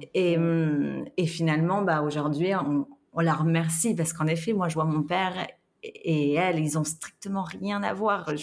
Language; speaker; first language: French; native; French